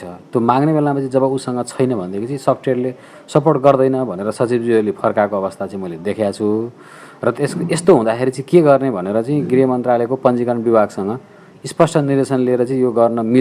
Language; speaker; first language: Nepali; native; Nepali